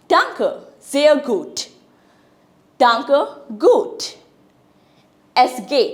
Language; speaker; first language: German; non-native, fluent; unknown